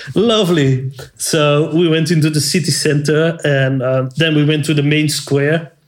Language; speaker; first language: English; non-native, fluent; Dutch